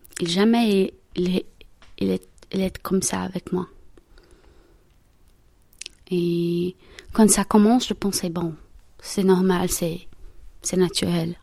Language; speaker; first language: French; non-native, learner; Portuguese